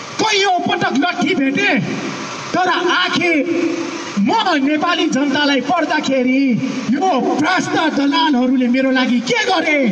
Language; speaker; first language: Nepali; non-native, local second language; Newari